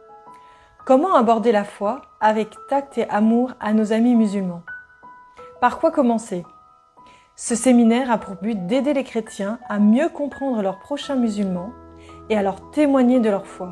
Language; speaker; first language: French; native; French